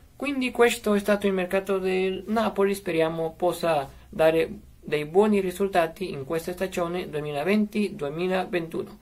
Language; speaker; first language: Italian; non-native, fluent; Spanish